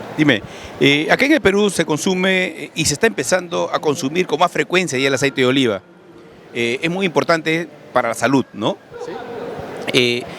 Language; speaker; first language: Spanish; native; Spanish